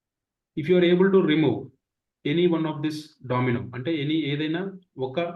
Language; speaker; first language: English; non-native, local second language; Telugu